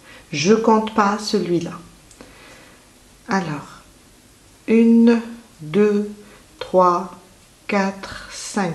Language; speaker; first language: French; native; French